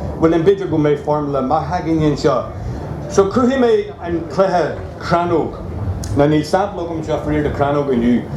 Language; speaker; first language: Irish; non-native, local second language; English